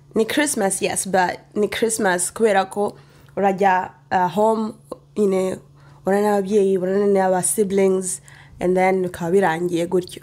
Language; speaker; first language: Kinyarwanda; early bilingual, heritage; Kinyarwanda